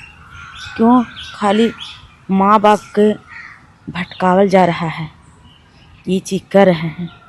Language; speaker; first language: Hindi; native; Hindi